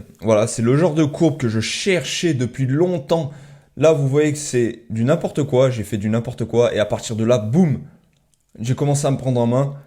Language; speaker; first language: French; native; French